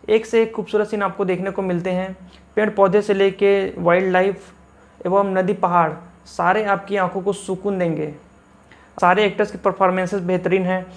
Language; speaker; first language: Hindi; native; Hindi